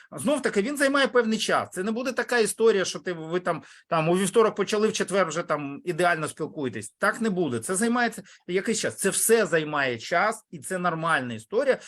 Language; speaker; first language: Ukrainian; non-native, local second language; Russian